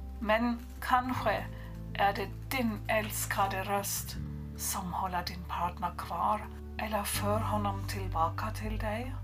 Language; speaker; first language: Swedish; non-native, fluent; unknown